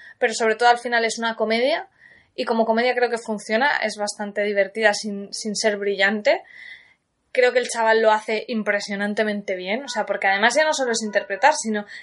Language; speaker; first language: Spanish; native; Spanish